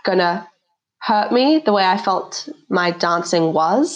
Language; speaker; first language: English; native; English